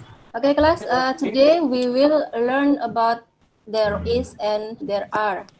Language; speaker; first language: English; non-native, fluent; Indonesian